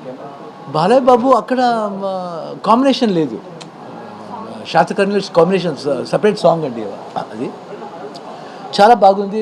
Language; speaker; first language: Telugu; non-native, learner; Kannada